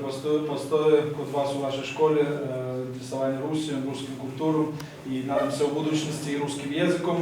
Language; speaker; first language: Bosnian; non-native, fluent; Russian